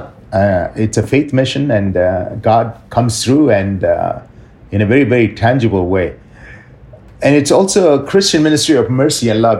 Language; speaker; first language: English; non-native, local second language; Tamil